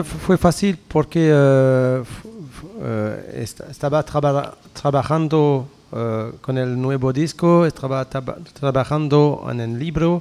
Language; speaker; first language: Spanish; non-native, learner; French